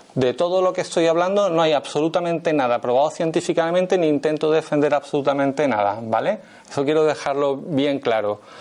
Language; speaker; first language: Spanish; native; Spanish